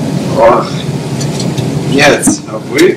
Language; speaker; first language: Russian; non-native, learner; English